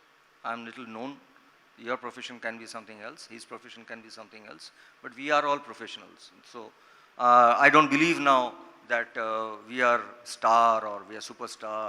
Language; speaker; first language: English; non-native, local second language; Bangla